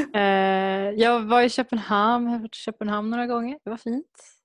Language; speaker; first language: Swedish; native; Swedish